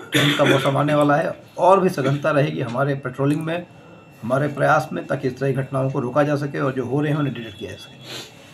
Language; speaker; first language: Hindi; native; Hindi